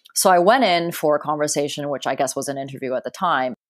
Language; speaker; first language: English; early bilingual, other home language; Cantonese